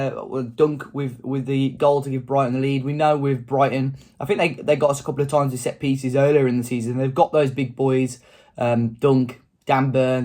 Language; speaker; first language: English; native; English